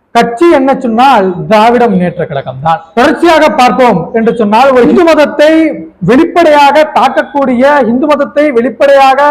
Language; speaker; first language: Tamil; non-native, local second language; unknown